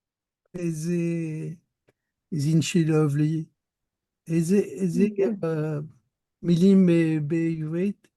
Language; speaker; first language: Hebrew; non-native, learner; French